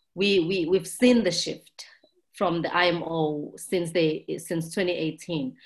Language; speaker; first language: English; non-native, local second language; Zulu